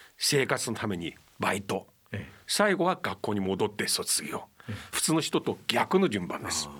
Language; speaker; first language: Japanese; non-native, fluent; Chinese